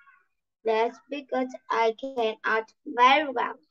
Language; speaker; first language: English; non-native, learner; Vietnamese